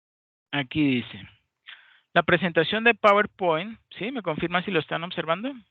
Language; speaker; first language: Spanish; native; Spanish